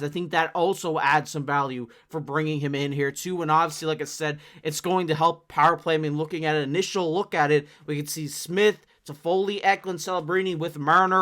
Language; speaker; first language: English; native; English